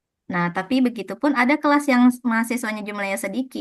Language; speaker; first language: Indonesian; non-native, fluent; Japanese